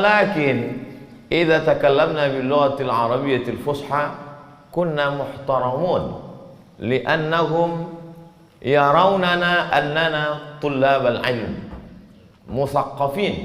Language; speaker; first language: Arabic; non-native, fluent; Indonesian